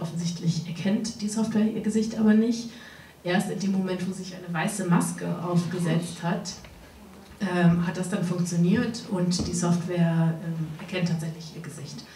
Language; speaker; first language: German; native; German